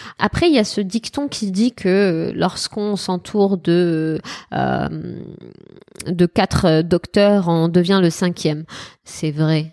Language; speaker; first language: French; non-native, local second language; Arabic